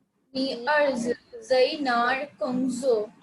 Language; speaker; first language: Chinese; non-native, learner; Hindi